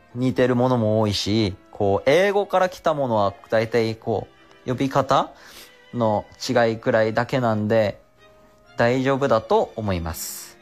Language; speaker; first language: Japanese; non-native, fluent; Korean